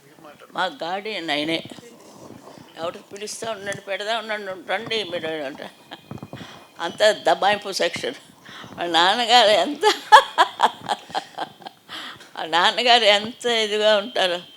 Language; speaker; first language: Telugu; native; Telugu